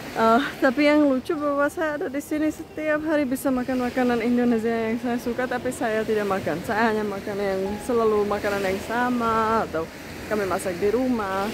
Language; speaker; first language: Indonesian; non-native, fluent; Czech